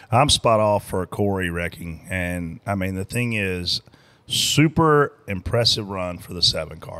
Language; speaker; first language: English; native; English